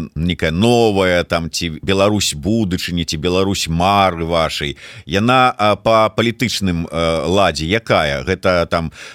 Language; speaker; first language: Belarusian; non-native, local second language; Russian